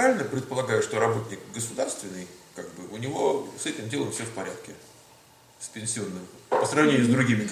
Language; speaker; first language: Russian; native; Russian